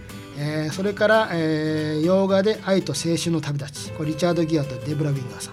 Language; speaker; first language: Japanese; native; Japanese